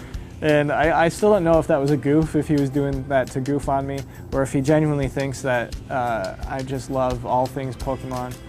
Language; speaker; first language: English; native; English